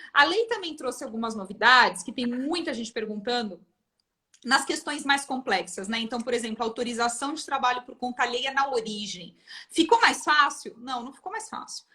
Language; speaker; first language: Portuguese; native; Portuguese